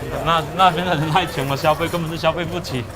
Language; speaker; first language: Chinese; native; Chinese